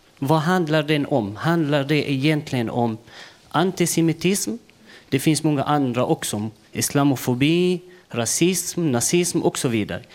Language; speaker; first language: Swedish; non-native, fluent; Arabic